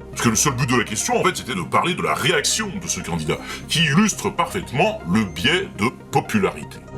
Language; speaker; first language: French; native; French